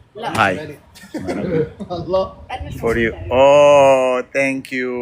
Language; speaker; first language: English; non-native, learner; Arabic